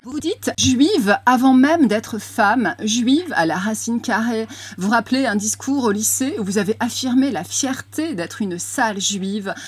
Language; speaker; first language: French; native; French